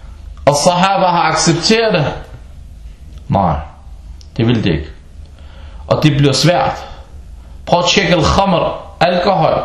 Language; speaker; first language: Danish; early bilingual, other home language; Arabic